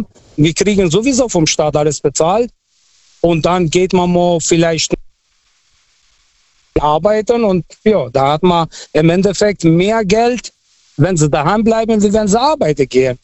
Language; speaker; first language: German; non-native, fluent; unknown